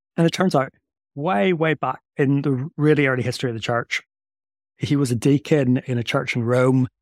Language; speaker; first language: English; native; English